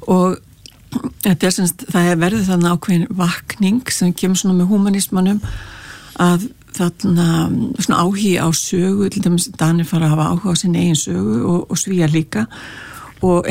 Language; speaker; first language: Icelandic; native; Icelandic